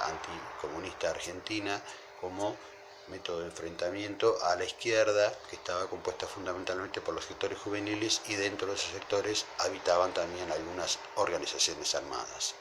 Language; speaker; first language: Spanish; native; Spanish